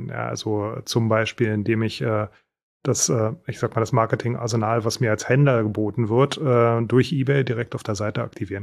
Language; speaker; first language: German; native; German